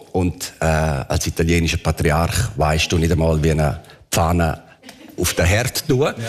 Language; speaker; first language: German; early bilingual, other home language; Italian